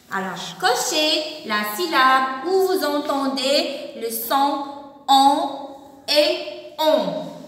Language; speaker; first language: French; non-native, local second language; Arabic